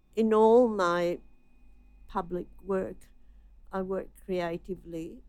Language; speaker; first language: English; non-native, fluent; Italian